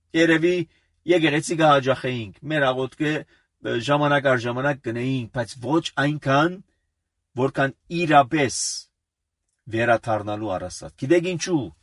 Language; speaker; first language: Armenian; early bilingual, heritage; Armenian